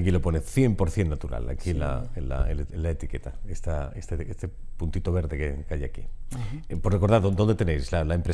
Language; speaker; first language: Spanish; native; Spanish